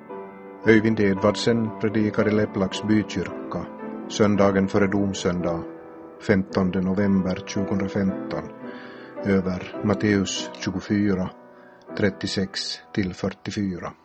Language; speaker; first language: Swedish; native; Swedish